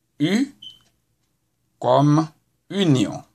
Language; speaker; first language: French; non-native, local second language; Baoulé